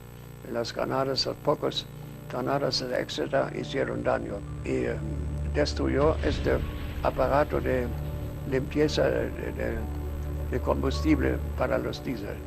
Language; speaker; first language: Spanish; non-native, fluent; German